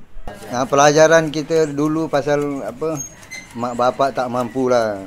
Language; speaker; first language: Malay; non-native, local second language; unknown